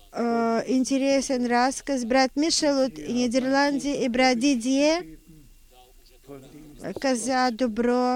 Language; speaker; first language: Bulgarian; non-native, fluent; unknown